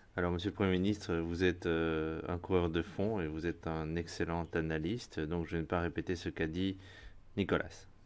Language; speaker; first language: French; non-native, fluent; Spanish